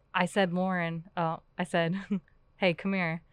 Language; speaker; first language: English; native; English